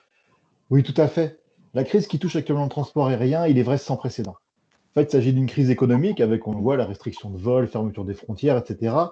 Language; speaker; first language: French; native; French